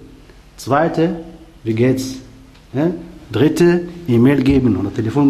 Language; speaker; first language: German; non-native, learner; Arabic